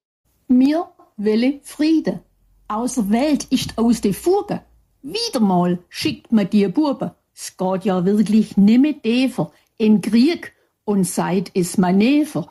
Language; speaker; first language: German; native; German